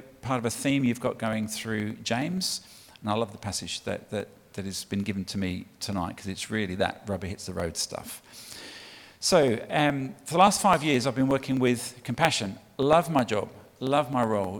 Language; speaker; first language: English; native; English